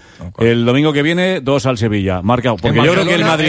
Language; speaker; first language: Spanish; native; Spanish